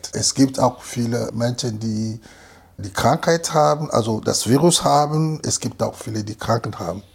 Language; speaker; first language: German; non-native, fluent; Lingala